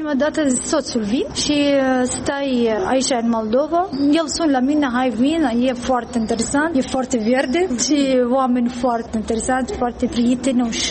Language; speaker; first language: Romanian; non-native, learner; Arabic